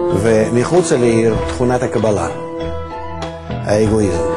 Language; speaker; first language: Hebrew; non-native, fluent; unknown